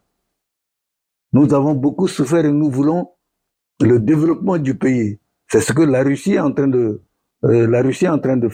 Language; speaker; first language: French; non-native, local second language; Sango